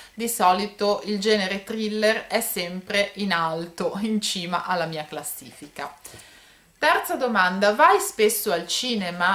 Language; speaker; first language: Italian; native; Italian